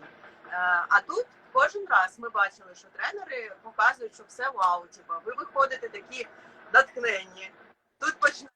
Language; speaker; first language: Ukrainian; native; Ukrainian